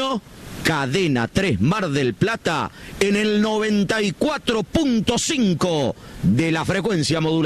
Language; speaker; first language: Spanish; native; Spanish